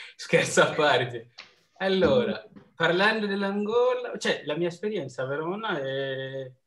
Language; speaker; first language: Italian; non-native, fluent; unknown